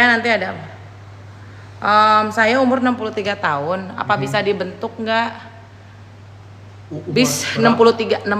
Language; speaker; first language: Indonesian; native; Indonesian